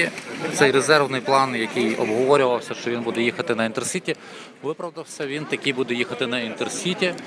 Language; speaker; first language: Ukrainian; native; Ukrainian